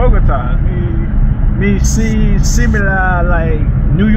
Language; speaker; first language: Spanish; non-native, learner; English